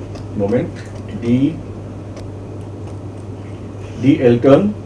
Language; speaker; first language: German; non-native, fluent; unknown